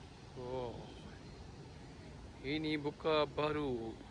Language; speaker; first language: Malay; non-native, learner; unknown